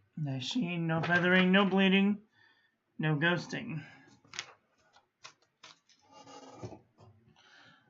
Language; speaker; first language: English; native; English